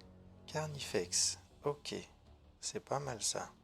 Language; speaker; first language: French; native; French